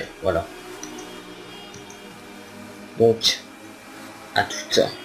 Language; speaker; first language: French; native; French